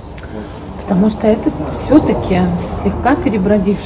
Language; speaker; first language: Russian; native; Russian